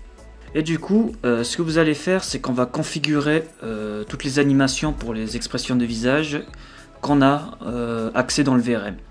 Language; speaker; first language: French; native; French